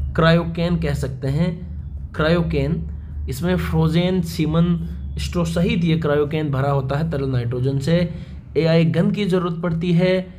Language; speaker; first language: Hindi; native; Hindi